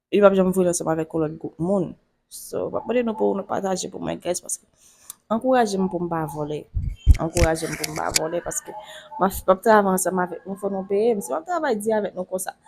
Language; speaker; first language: French; non-native, local second language; Haitian Creole